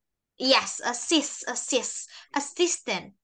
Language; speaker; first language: English; non-native, fluent; Indonesian